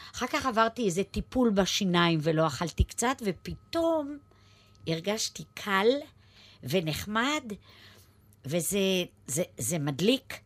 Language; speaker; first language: Hebrew; native; Hebrew